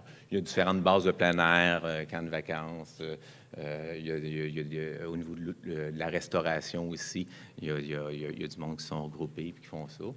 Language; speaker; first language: French; native; French